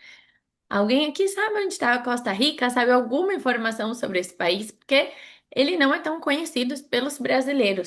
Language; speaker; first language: Portuguese; non-native, fluent; Spanish